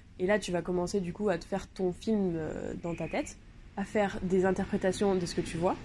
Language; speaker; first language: French; native; French